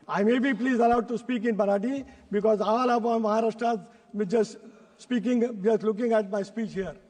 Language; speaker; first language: English; non-native, local second language; Marathi